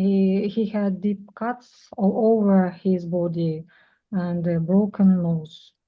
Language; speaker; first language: English; non-native, learner; Russian